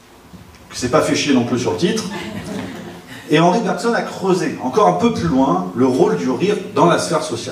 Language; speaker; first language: French; native; French